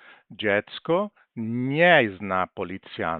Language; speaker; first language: Polish; non-native, learner; Portuguese